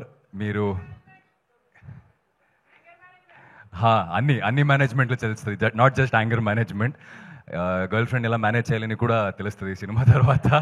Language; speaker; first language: Telugu; non-native, fluent; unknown